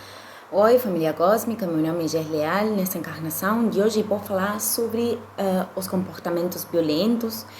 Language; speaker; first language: Portuguese; non-native, fluent; Spanish